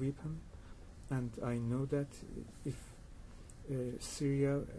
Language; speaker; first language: English; non-native, learner; Persian